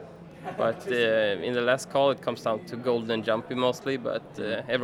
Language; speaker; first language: English; non-native, fluent; Swedish